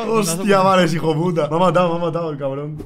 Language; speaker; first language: Spanish; native; Spanish